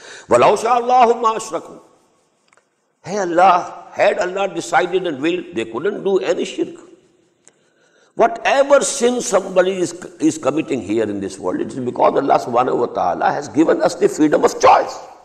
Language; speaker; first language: English; non-native, local second language; Urdu